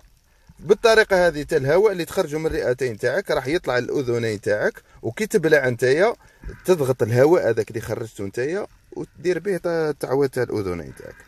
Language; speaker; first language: Arabic; native; Arabic